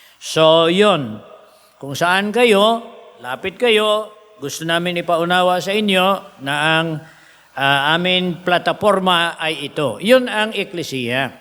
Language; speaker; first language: Filipino; non-native, local second language; Hiligaynon